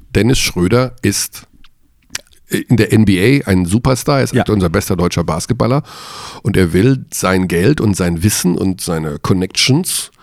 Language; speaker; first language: German; native; German